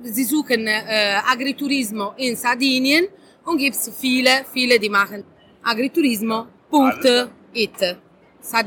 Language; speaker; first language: German; non-native, learner; Catalan